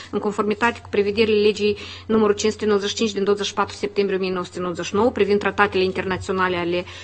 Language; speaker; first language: Romanian; native; Romanian